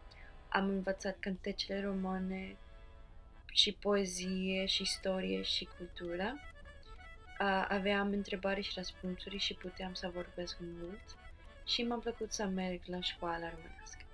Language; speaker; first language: Romanian; non-native, learner; Spanish